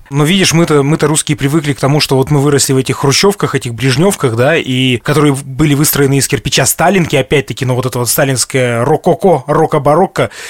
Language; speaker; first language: Russian; native; Russian